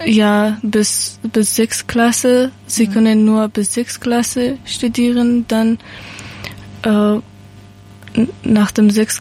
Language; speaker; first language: German; non-native, learner; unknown